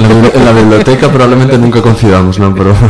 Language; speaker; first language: Spanish; native; Spanish